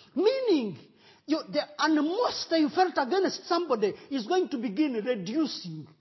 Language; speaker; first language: English; non-native, local second language; Kinyarwanda